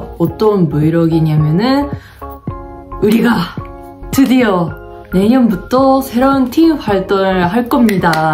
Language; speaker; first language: Korean; non-native, fluent; Japanese